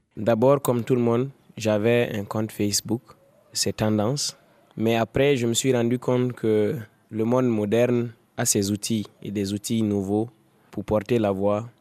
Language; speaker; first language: French; non-native, local second language; Fula